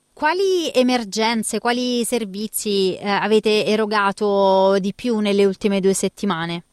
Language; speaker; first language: Italian; native; Italian